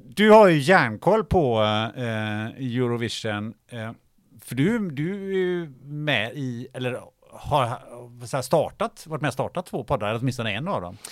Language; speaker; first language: Swedish; native; Swedish